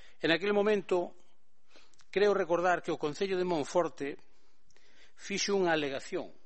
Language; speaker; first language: Galician; native; Galician